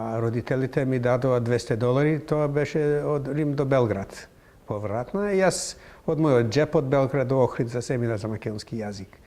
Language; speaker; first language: Macedonian; non-native, fluent; English